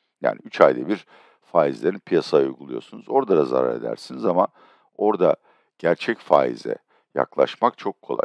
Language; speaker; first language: Turkish; native; Turkish